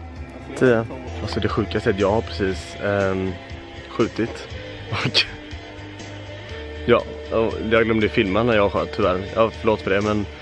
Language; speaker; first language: Swedish; native; Swedish